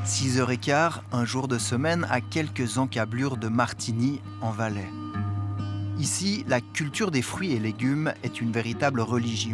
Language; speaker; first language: French; native; French